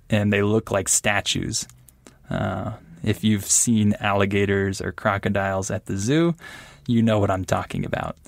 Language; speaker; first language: English; native; English